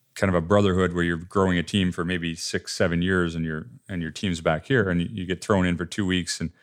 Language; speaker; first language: English; native; English